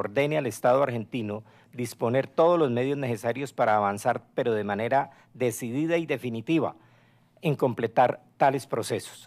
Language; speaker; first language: Spanish; native; Spanish